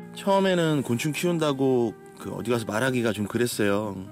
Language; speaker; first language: Korean; native; Korean